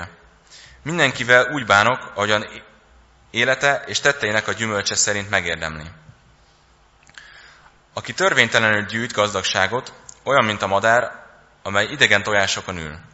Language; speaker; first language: Hungarian; native; Hungarian